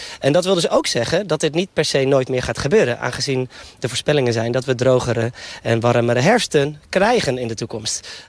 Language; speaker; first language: Dutch; native; Dutch